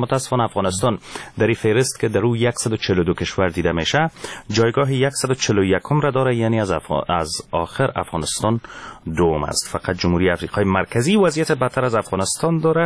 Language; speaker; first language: Persian; native; Persian